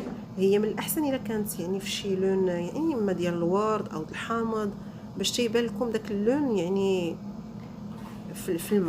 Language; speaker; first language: Arabic; native; Arabic